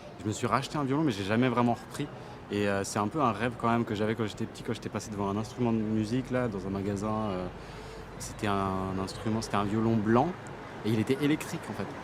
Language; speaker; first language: French; native; French